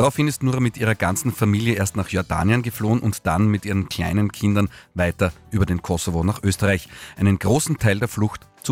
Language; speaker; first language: German; native; German